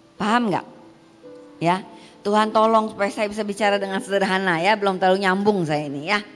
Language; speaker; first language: Indonesian; early bilingual, heritage; Indonesian